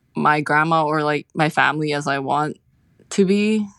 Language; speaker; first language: English; non-native, local second language; Cantonese